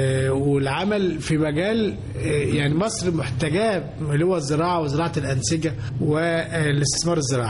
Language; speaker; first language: Arabic; native; Arabic